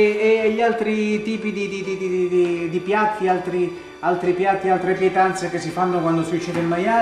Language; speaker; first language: Italian; native; Italian